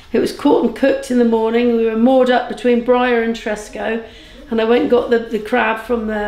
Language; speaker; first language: English; native; English